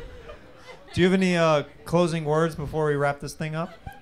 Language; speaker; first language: English; native; English